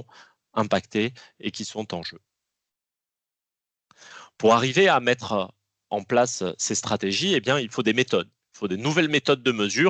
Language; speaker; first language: French; native; French